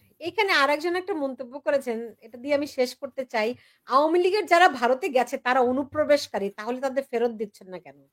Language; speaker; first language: Bangla; native; Bangla